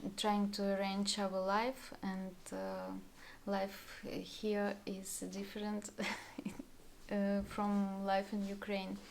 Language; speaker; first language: English; non-native, learner; Russian